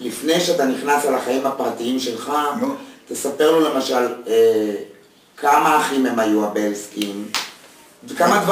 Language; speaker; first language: Hebrew; native; Hebrew